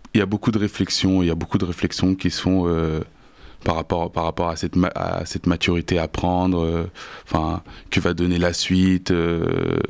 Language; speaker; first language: French; native; French